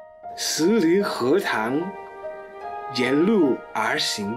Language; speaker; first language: Chinese; non-native, fluent; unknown